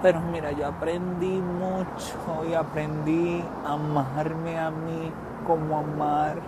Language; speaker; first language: Spanish; early bilingual, other home language; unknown